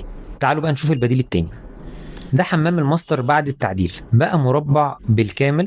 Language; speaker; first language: Arabic; native; Arabic